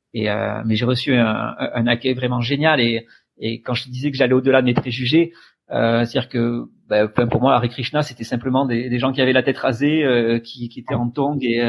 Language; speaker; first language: French; native; French